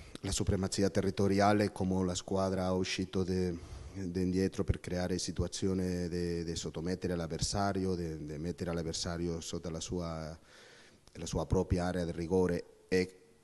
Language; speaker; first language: Italian; non-native, fluent; Spanish